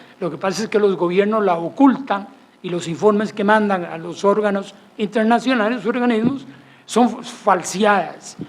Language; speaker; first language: Spanish; native; Spanish